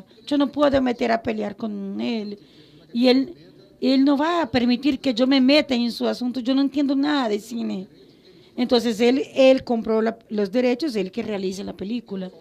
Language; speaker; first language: Spanish; non-native, fluent; Portuguese